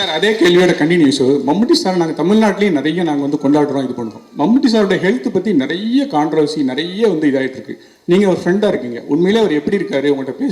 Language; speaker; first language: Tamil; native; Tamil